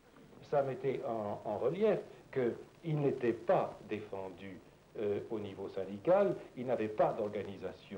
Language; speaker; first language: French; native; French